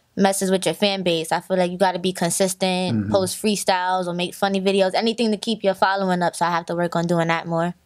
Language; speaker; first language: English; native; English